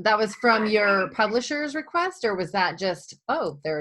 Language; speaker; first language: English; native; English